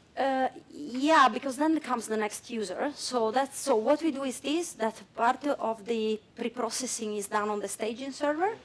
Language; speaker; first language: English; non-native, fluent; Italian